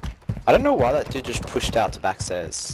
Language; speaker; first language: English; native; English